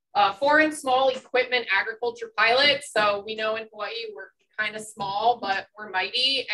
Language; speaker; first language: English; native; English